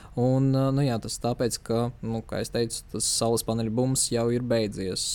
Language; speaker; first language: Latvian; non-native, local second language; Russian